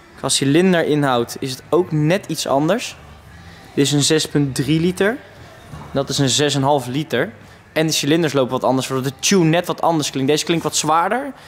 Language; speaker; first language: Dutch; native; Dutch